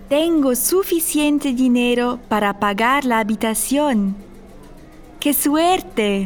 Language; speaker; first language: Spanish; non-native, fluent; German